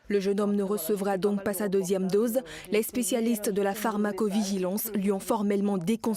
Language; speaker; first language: French; native; French